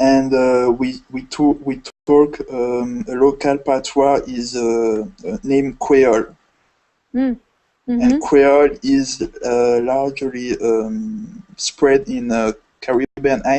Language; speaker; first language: English; non-native, fluent; French